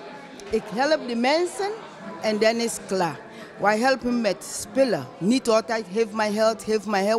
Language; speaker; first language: Dutch; non-native, learner; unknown